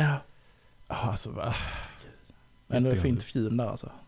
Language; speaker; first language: Swedish; native; Swedish